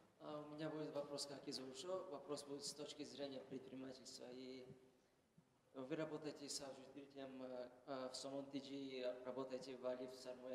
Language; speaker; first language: Russian; non-native, local second language; Tajik